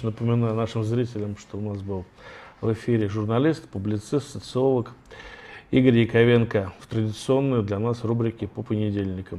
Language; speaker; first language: Russian; native; Russian